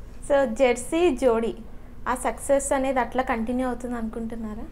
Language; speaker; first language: Telugu; native; Telugu